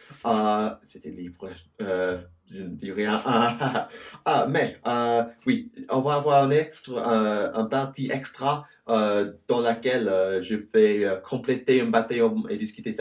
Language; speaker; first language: French; non-native, learner; English